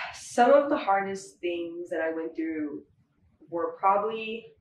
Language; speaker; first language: English; native; English